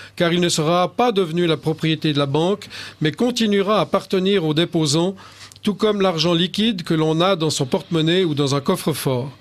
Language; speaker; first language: French; native; French